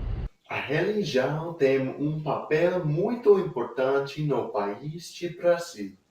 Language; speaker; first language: Portuguese; non-native, learner; English